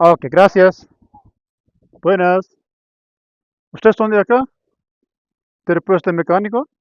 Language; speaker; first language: Spanish; non-native, learner; Urdu